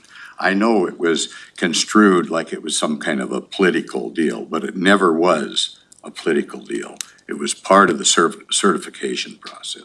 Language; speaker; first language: English; native; English